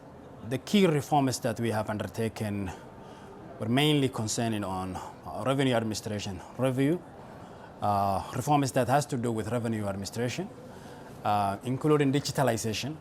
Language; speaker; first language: English; non-native, local second language; Somali